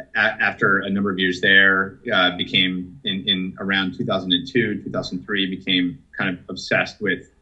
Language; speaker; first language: English; native; English